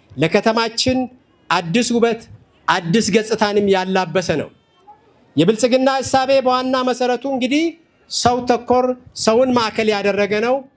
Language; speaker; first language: Amharic; non-native, local second language; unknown